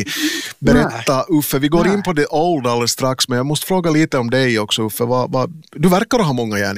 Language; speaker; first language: Swedish; native; Swedish